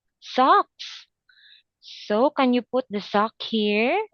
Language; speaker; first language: English; non-native, local second language; Filipino